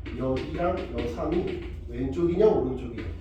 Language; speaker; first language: Korean; native; Korean